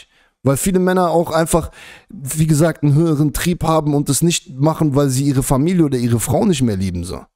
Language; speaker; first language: German; native; German